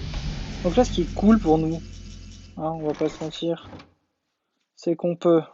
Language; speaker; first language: French; native; French